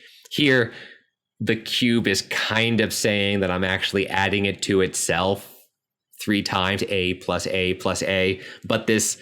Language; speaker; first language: English; native; English